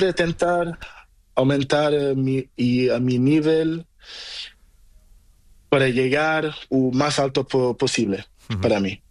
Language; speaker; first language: Spanish; non-native, learner; Portuguese